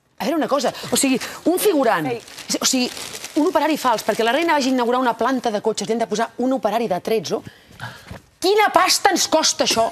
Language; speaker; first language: Catalan; native; Catalan